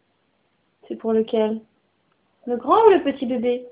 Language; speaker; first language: French; native; French